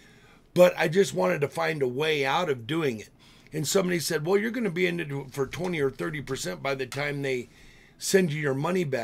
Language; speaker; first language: English; native; English